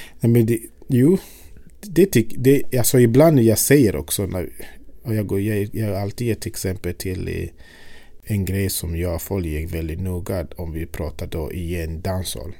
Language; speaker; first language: Swedish; non-native, fluent; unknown